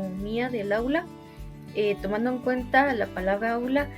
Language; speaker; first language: Spanish; native; Spanish